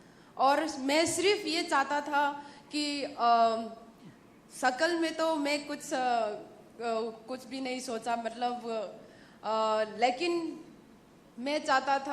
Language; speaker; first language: Hindi; non-native, local second language; Manipuri